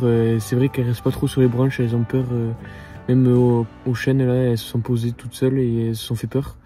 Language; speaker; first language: French; native; French